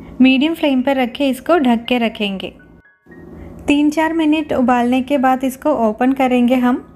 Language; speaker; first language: Hindi; non-native, local second language; Malayalam